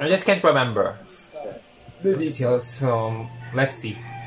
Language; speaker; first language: English; non-native, local second language; Filipino